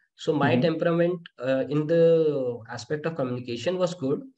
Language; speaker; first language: English; non-native, local second language; Hindi